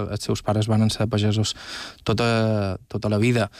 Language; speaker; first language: Catalan; native; Catalan